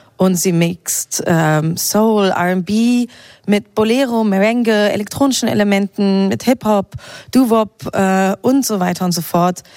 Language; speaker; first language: German; native; German